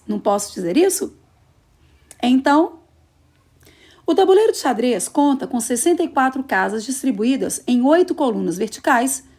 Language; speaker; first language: Portuguese; native; Portuguese